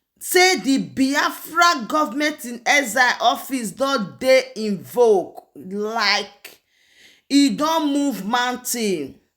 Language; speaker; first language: Nigerian Pidgin; non-native, local second language; Igbo